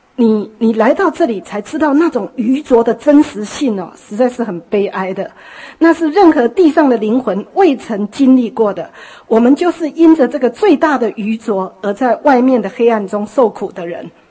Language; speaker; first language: Chinese; native; Chinese